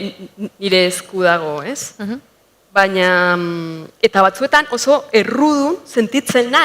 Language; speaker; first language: Basque; non-native, fluent; Spanish